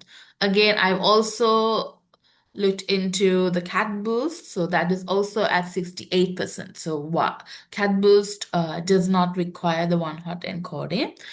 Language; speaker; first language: English; non-native, local second language; Sinhala